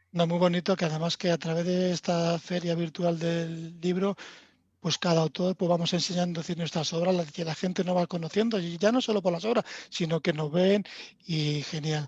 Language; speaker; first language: Spanish; native; Spanish